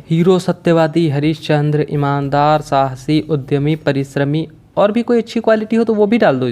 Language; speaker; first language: Hindi; native; Hindi